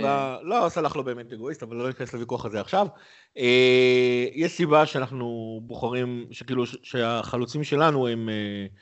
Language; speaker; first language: Hebrew; native; Hebrew